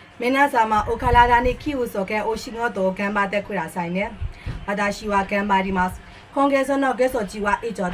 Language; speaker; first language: Japanese; non-native, learner; Burmese